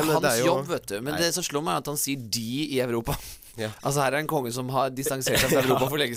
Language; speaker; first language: Norwegian; native; Norwegian